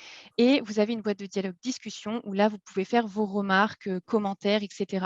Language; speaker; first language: French; native; French